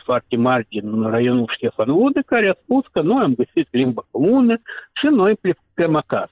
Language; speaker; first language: Romanian; non-native, local second language; Russian